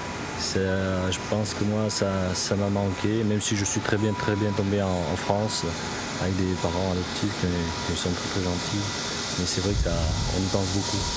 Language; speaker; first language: French; early bilingual, other home language; Korean